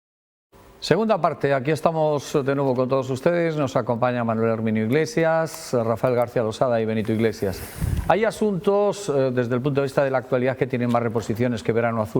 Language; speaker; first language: Spanish; native; Spanish